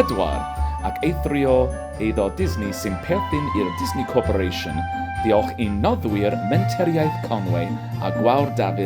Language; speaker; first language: Welsh; non-native, fluent; English